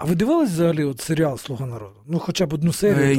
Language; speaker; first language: Ukrainian; native; Ukrainian